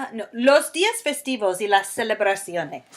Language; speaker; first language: Spanish; non-native, fluent; English